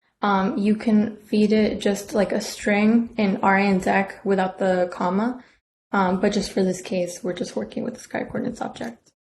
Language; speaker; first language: English; native; English